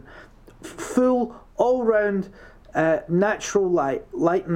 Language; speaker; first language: English; native; English